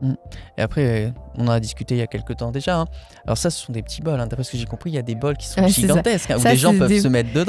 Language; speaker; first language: French; native; French